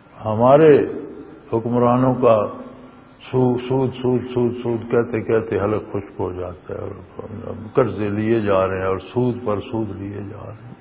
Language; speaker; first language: Urdu; non-native, local second language; Punjabi